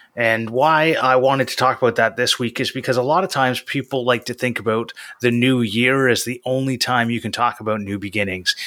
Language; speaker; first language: English; native; English